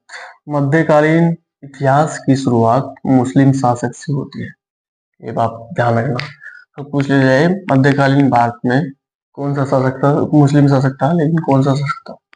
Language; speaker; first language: Hindi; native; Hindi